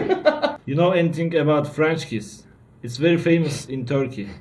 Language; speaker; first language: English; non-native, learner; Turkish